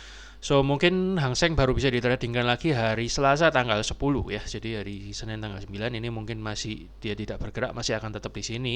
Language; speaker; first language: Indonesian; native; Indonesian